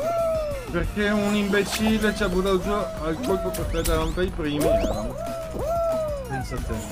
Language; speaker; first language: Italian; native; Italian